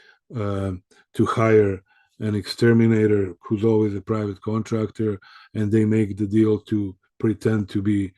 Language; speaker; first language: English; early bilingual, other home language; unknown